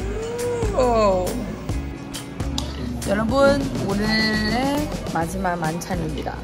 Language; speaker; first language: Korean; non-native, fluent; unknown